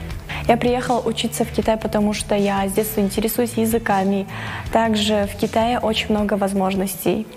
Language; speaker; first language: Russian; non-native, local second language; Kyrgyz